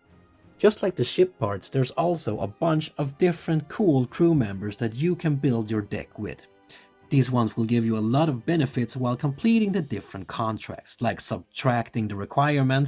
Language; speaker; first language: English; non-native, fluent; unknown